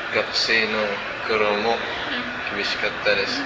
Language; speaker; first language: Japanese; non-native, learner; Cebuano